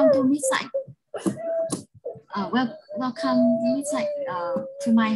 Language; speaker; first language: English; non-native, learner; Vietnamese